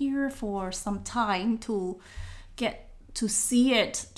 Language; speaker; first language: English; non-native, local second language; Cantonese